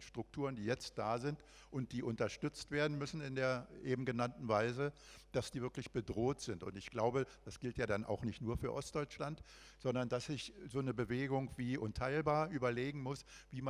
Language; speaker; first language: German; native; German